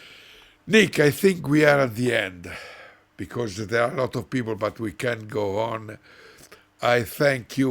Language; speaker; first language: English; non-native, learner; Italian